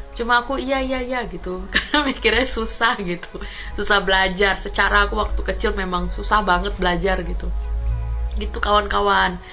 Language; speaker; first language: Indonesian; native; Indonesian